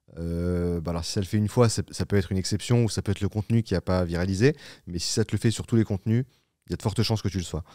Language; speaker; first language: French; native; French